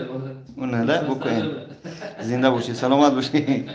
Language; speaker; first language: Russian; non-native, learner; Tajik